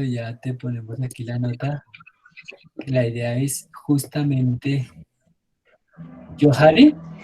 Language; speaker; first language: Spanish; native; Spanish